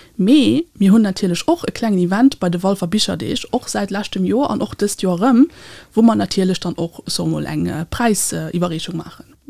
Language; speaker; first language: Luxembourgish; native; Luxembourgish